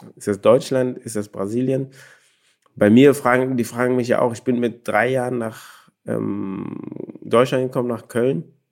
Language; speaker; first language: German; early bilingual, other home language; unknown